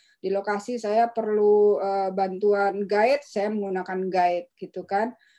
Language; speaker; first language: Indonesian; native; Indonesian